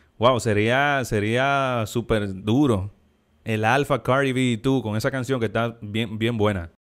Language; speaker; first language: Spanish; native; Spanish